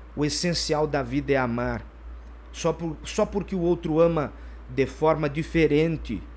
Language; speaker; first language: Portuguese; native; Portuguese